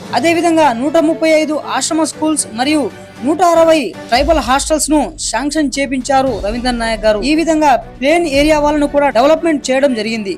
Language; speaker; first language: Telugu; non-native, local second language; Lambadi